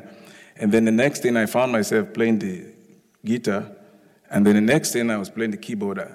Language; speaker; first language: English; non-native, local second language; Yoruba